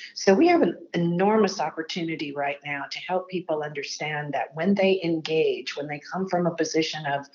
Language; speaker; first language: English; native; English